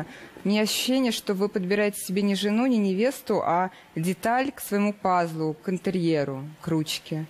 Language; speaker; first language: Russian; native; Russian